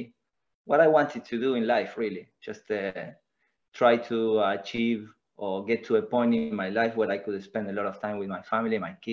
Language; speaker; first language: English; non-native, fluent; Spanish